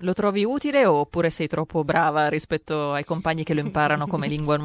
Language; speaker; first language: Italian; native; Italian